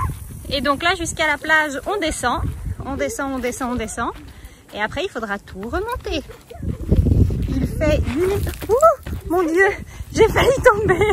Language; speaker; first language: French; native; French